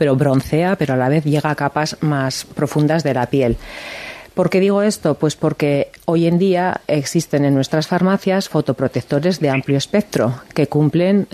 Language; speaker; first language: Spanish; native; Spanish